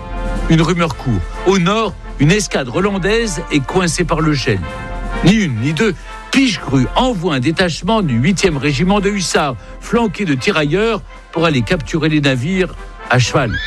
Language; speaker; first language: French; native; French